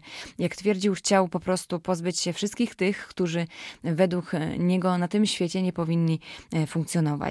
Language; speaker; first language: Polish; native; Polish